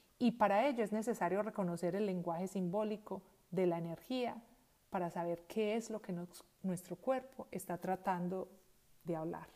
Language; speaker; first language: Spanish; native; Spanish